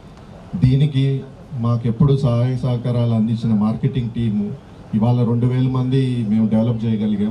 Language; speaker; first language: Telugu; native; Telugu